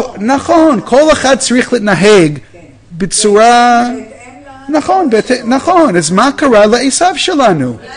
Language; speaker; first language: Hebrew; non-native, fluent; English